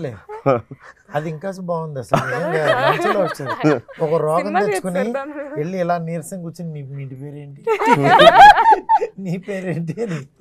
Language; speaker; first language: Telugu; native; Telugu